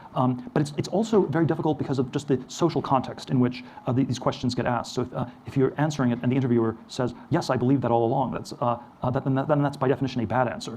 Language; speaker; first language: English; native; English